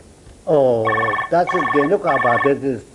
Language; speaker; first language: German; non-native, learner; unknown